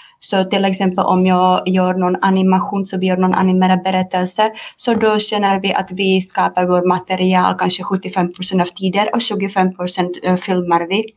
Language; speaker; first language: Swedish; non-native, fluent; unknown